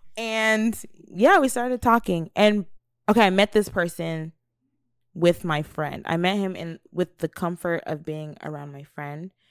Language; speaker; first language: English; native; English